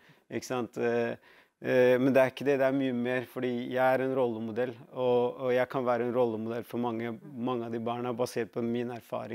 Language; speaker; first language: Norwegian; early bilingual, other home language; Tamil